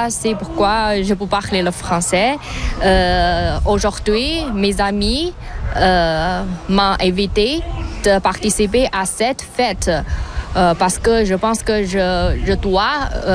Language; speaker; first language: French; non-native, learner; Chinese